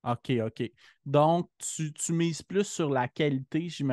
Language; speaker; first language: French; native; French